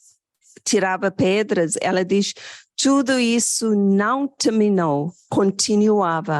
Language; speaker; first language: Portuguese; non-native, fluent; English